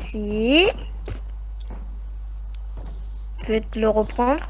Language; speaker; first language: French; native; French